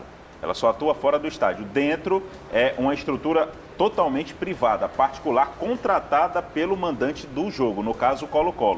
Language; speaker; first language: Portuguese; native; Portuguese